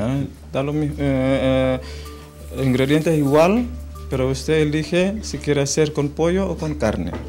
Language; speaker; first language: Spanish; non-native, fluent; Indonesian